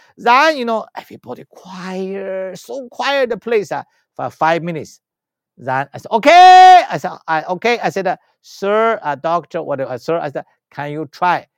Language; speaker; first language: English; non-native, learner; Chinese